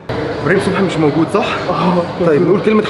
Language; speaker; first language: Arabic; native; Arabic